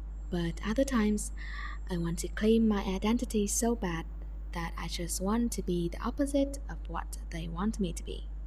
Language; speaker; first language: English; non-native, fluent; Vietnamese